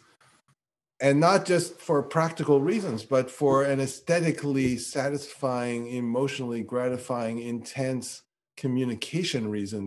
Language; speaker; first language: English; native; English